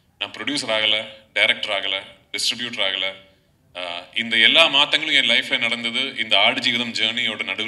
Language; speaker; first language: Tamil; non-native, fluent; Malayalam